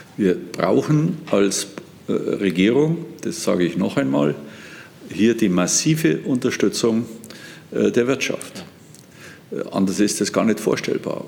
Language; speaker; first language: German; native; German